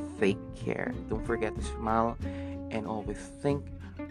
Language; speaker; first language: English; non-native, local second language; Filipino